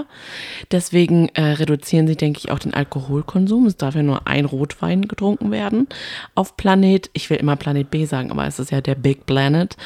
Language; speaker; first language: German; native; German